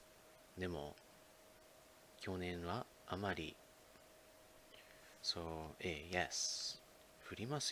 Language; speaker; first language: Japanese; non-native, fluent; English